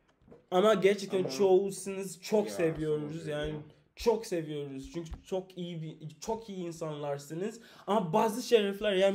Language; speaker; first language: Turkish; non-native, learner; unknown